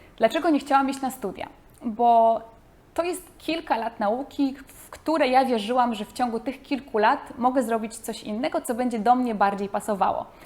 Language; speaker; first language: Polish; native; Polish